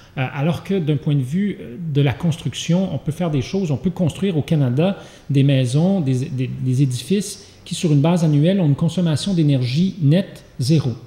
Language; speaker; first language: French; native; French